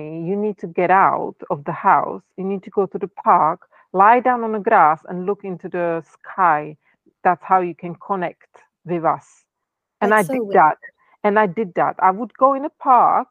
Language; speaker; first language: English; non-native, fluent; Czech